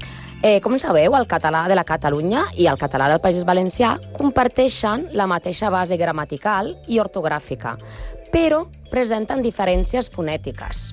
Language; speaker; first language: Catalan; non-native, learner; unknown